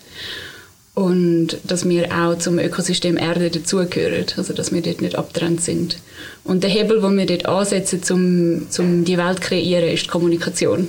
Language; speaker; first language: German; native; German